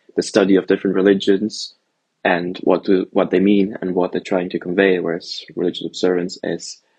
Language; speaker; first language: English; early bilingual, other home language; Italian